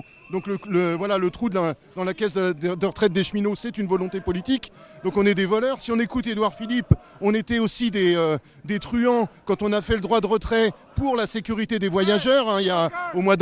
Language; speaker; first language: French; native; French